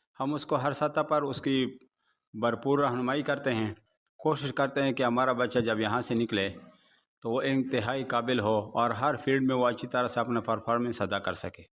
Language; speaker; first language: Urdu; non-native, local second language; Pashto